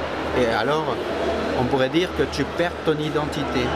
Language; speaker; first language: French; non-native, fluent; Spanish